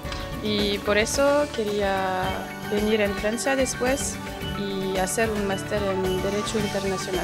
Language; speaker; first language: Spanish; non-native, learner; French